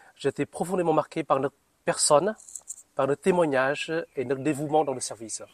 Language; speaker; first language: French; non-native, fluent; Vietnamese